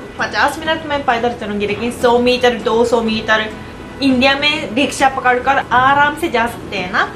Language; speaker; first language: Hindi; non-native, fluent; Japanese